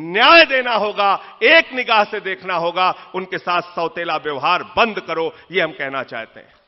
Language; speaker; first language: Hindi; native; Hindi